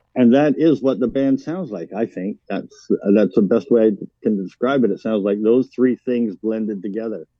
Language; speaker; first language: English; native; English